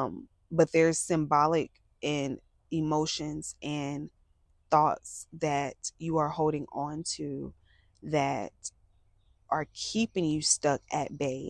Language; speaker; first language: English; native; English